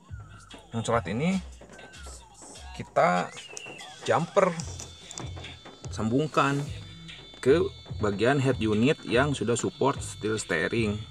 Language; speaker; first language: Indonesian; native; Indonesian